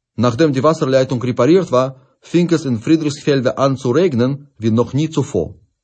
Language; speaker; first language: German; non-native, fluent; Russian